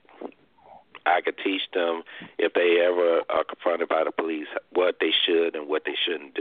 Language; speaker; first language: English; native; English